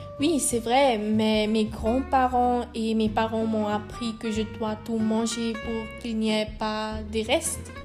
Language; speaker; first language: French; non-native, learner; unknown